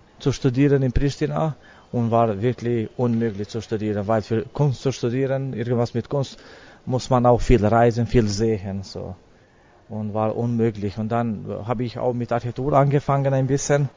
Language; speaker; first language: German; non-native, learner; Albanian